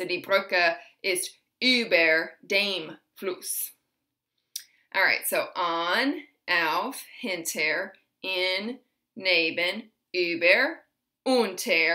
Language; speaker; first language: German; non-native, fluent; English